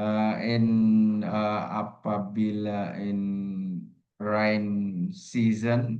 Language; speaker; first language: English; non-native, learner; Indonesian